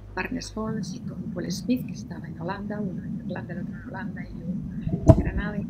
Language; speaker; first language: Spanish; native; Spanish